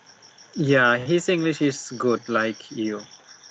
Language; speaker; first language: English; non-native, learner; Bangla